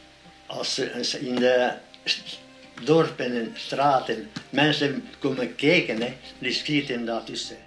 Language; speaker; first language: Dutch; non-native, learner; Hungarian